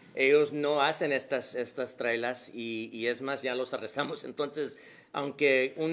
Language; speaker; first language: Spanish; early bilingual, other home language; English